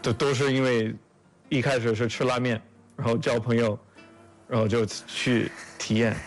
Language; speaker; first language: Chinese; non-native, fluent; English